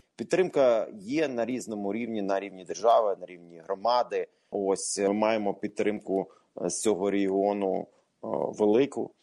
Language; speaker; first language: Ukrainian; native; Ukrainian